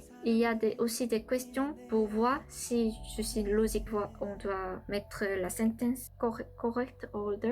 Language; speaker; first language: French; non-native, learner; Korean